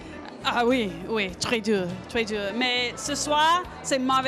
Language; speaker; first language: French; non-native, learner; English